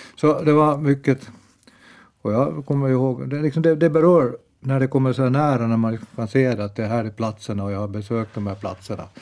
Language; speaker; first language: Swedish; native; Swedish